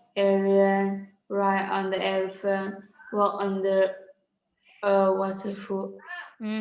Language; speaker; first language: English; non-native, learner; Vietnamese